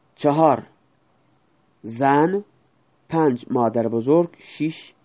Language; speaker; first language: Persian; non-native, local second language; Baluchi